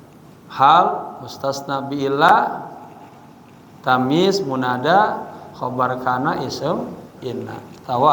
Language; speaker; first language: Arabic; non-native, fluent; Indonesian